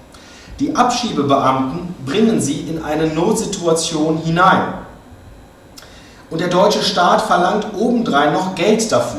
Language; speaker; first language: German; native; German